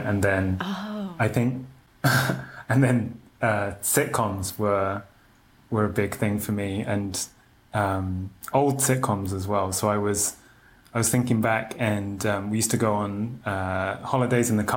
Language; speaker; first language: English; native; English